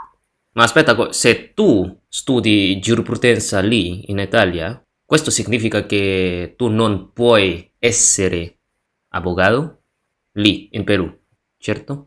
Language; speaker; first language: Italian; non-native, learner; Indonesian